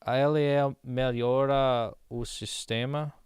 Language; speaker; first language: Portuguese; non-native, learner; English